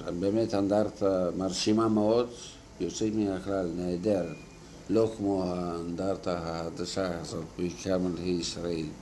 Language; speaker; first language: Hebrew; non-native, fluent; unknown